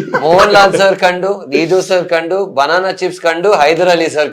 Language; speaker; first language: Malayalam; non-native, learner; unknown